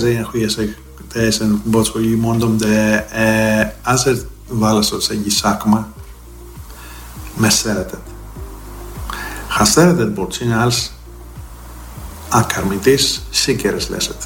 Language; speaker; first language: Hungarian; non-native, fluent; Greek